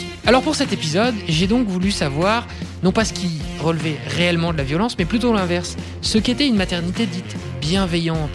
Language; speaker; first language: French; native; French